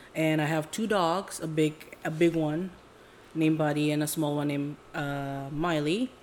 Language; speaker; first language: English; non-native, fluent; Indonesian